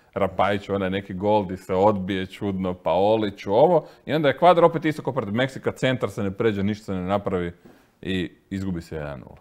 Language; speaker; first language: Croatian; native; Croatian